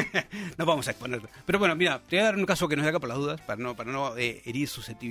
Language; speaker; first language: Spanish; native; Spanish